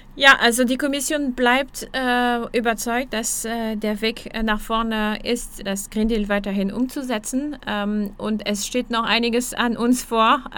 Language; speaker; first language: German; non-native, fluent; French